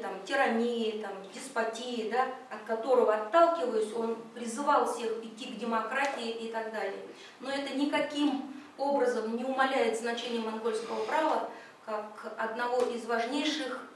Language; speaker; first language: Russian; native; Russian